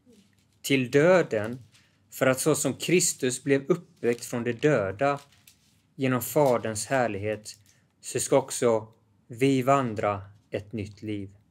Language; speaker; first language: Swedish; native; Swedish